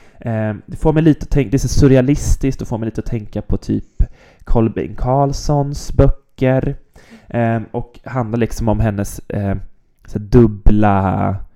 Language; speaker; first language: Swedish; native; Swedish